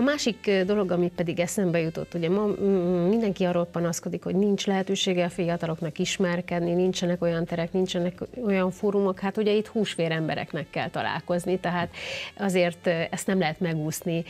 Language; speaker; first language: Hungarian; native; Hungarian